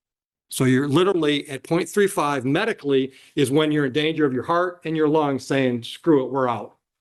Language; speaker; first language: English; native; English